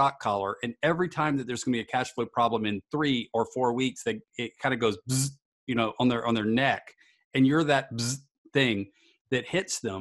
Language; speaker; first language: English; native; English